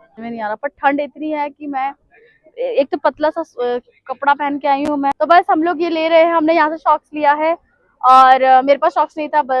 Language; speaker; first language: Hindi; non-native, local second language; Bangla